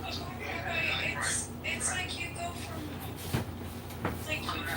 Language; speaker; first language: English; native; English